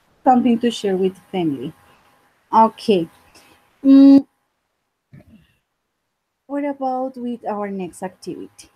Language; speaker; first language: English; non-native, fluent; Spanish